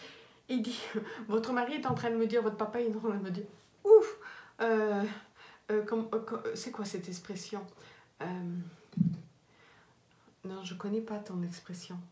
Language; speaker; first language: French; native; French